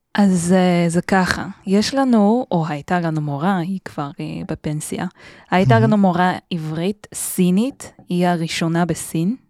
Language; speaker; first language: Hebrew; non-native, fluent; Chinese